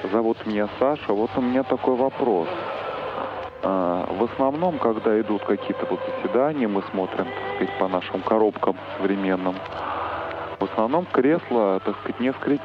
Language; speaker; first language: Russian; native; Russian